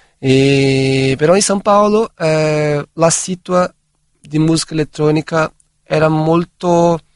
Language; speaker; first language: Italian; non-native, fluent; Portuguese